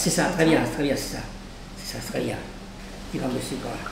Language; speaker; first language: French; native; French